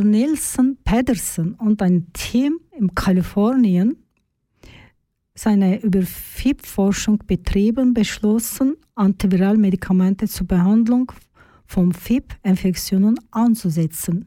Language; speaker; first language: German; non-native, learner; Turkish